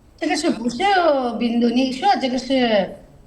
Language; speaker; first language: Chinese; non-native, fluent; Telugu